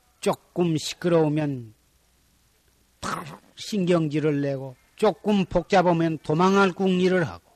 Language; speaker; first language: Korean; native; Korean